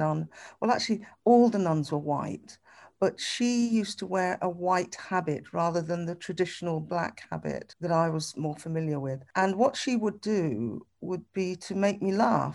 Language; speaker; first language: English; native; English